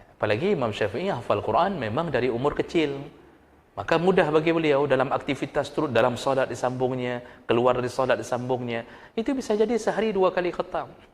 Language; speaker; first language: Malay; non-native, local second language; Achinese